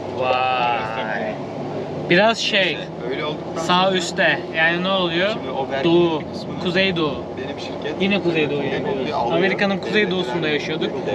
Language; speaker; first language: Turkish; early bilingual, heritage; Turkish